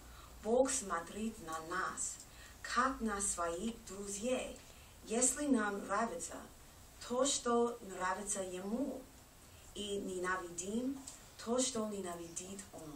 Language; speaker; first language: Russian; non-native, learner; English